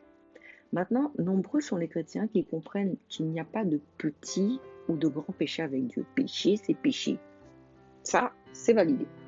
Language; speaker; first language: French; native; French